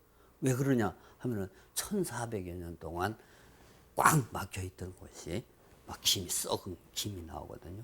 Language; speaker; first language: Korean; native; Korean